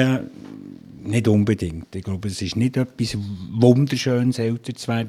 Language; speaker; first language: German; native; German